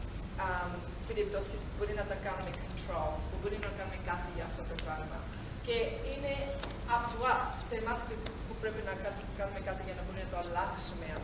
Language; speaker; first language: Greek; early bilingual, heritage; Greek